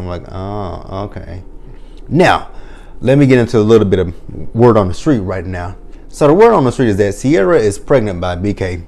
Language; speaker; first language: English; native; English